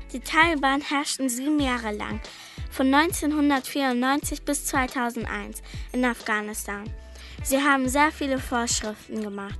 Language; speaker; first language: German; early bilingual, other home language; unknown